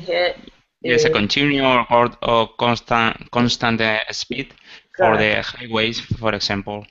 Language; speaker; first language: English; non-native, learner; Spanish